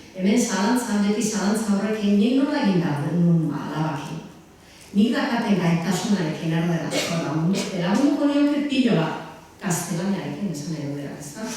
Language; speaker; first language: Basque; native; Basque